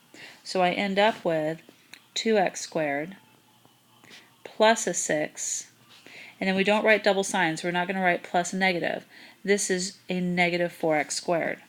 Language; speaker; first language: English; native; English